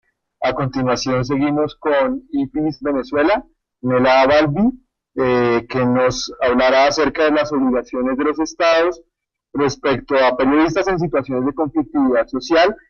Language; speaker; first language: Spanish; native; Spanish